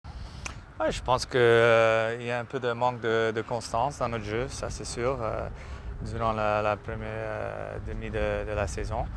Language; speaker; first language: French; non-native, local second language; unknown